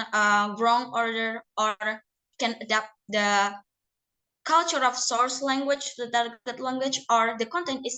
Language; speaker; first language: English; non-native, learner; Indonesian